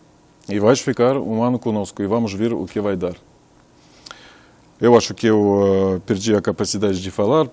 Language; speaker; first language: Portuguese; non-native, fluent; Russian